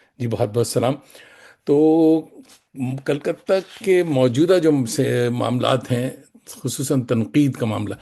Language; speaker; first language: Urdu; native; Urdu